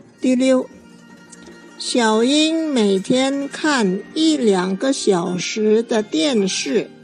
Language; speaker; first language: Chinese; non-native, fluent; Indonesian